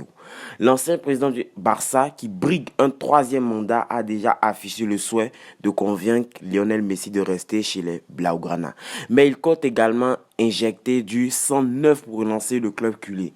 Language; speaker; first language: French; native; French